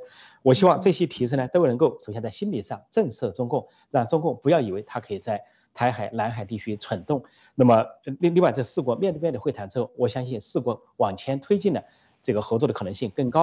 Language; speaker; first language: Chinese; native; Chinese